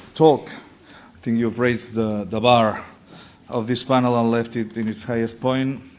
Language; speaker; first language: English; non-native, fluent; Catalan